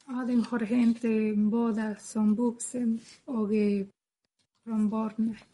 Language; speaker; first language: Swedish; non-native, learner; Spanish